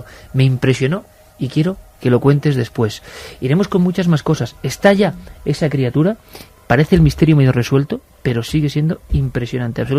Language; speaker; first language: Spanish; native; Spanish